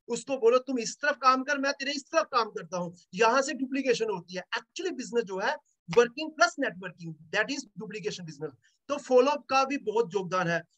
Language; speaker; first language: Hindi; native; Hindi